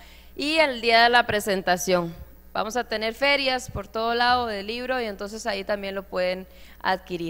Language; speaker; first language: Spanish; native; Spanish